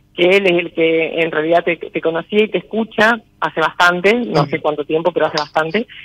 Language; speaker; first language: Spanish; native; Spanish